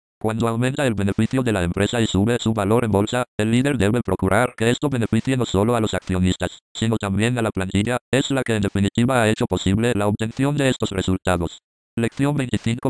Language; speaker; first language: Spanish; native; Spanish